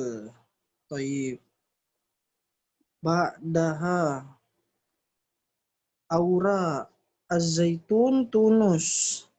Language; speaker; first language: Arabic; non-native, fluent; Indonesian